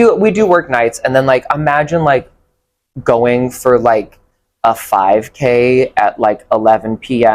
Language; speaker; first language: English; native; English